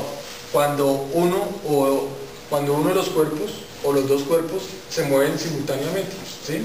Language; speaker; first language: Spanish; native; Spanish